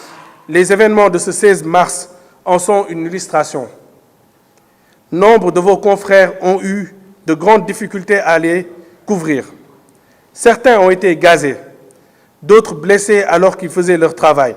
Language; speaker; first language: French; non-native, local second language; Wolof